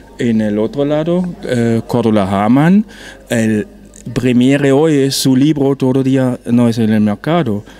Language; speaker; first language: Spanish; non-native, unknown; German